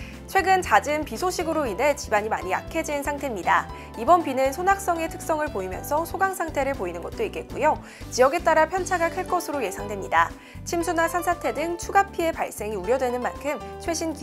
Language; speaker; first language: Korean; native; Korean